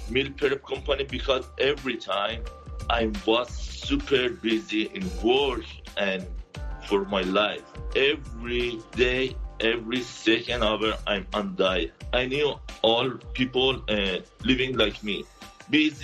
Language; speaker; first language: English; non-native, fluent; Persian